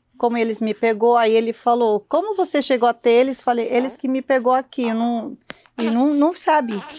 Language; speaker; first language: Portuguese; non-native, learner; Arabic